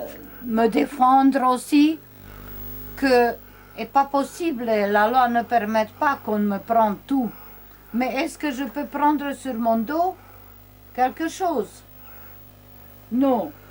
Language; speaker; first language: French; non-native, learner; Romanian